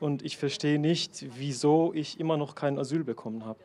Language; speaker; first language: German; non-native, fluent; Persian